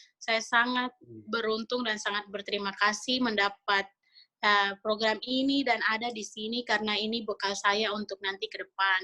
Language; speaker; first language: Indonesian; native; Indonesian